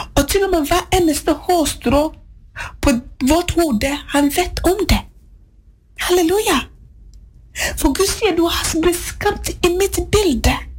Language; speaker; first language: Norwegian; non-native, fluent; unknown